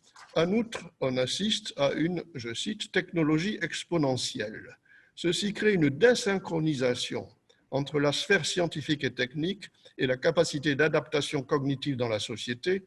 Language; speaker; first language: French; native; French